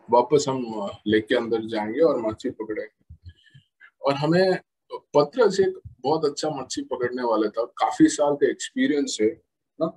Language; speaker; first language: Hindi; non-native, local second language; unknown